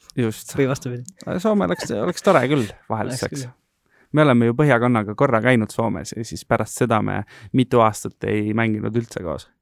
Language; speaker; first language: Estonian; native; Estonian